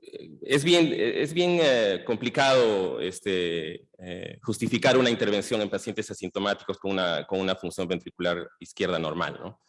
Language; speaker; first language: Spanish; native; Spanish